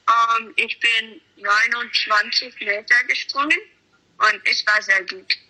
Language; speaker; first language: German; early bilingual, heritage; English